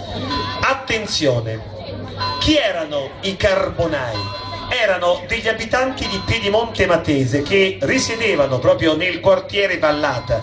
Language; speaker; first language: Italian; native; Italian